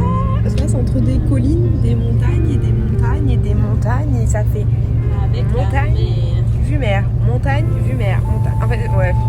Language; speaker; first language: French; native; French